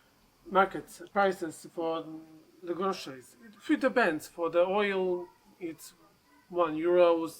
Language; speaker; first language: English; non-native, learner; Serbian